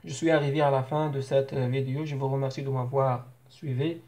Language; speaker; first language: French; non-native, local second language; Arabic